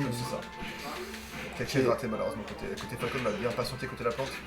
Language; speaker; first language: French; native; French